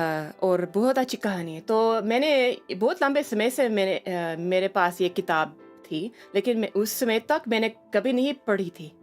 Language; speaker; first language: Hindi; non-native, learner; English